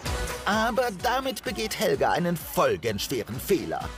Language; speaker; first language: German; native; German